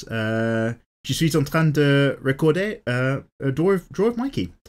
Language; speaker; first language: French; non-native, learner; English